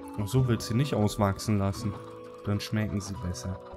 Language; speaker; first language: German; native; German